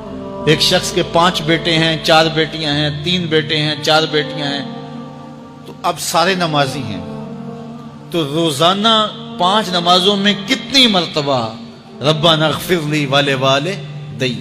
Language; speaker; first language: Urdu; native; Urdu